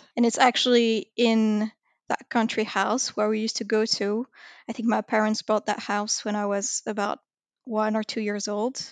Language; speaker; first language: English; non-native, fluent; French